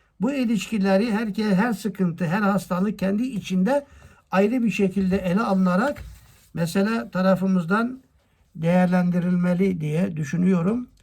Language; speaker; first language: Turkish; native; Turkish